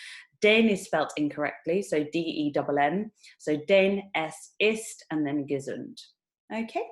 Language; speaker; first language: German; non-native, fluent; English